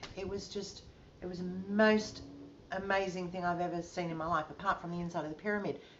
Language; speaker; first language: English; native; English